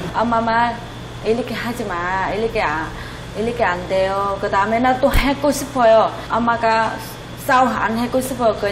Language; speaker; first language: Korean; non-native, learner; Vietnamese